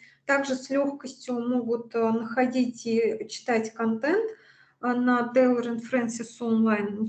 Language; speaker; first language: Russian; native; Russian